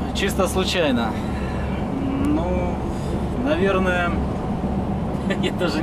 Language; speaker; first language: Russian; native; Russian